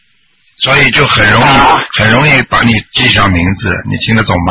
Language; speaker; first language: Chinese; native; Chinese